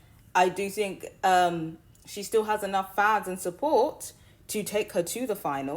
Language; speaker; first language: English; native; English